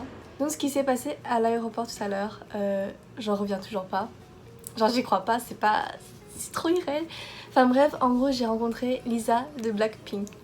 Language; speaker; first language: French; native; French